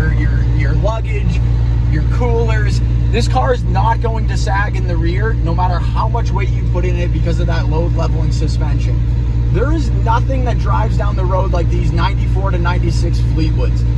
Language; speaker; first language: English; native; English